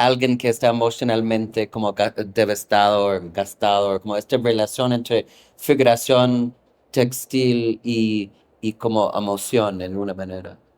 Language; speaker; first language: Spanish; non-native, fluent; English